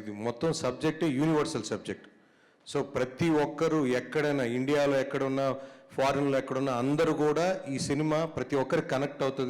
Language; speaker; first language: Telugu; native; Telugu